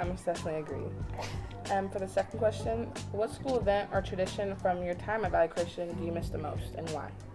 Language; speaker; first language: English; native; English